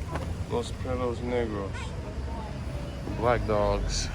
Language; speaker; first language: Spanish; non-native, learner; English